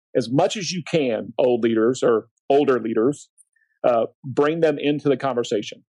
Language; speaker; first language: English; native; English